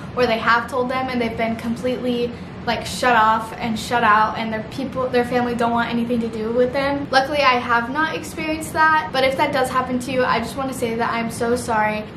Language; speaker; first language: English; native; English